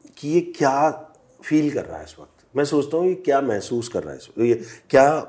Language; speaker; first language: Hindi; native; Hindi